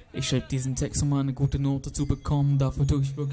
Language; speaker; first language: German; native; German